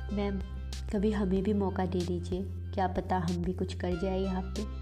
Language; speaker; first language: Hindi; non-native, local second language; Assamese